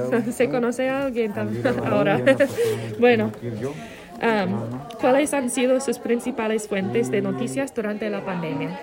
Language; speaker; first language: Spanish; non-native, fluent; English